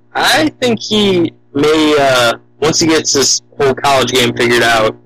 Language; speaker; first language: English; native; English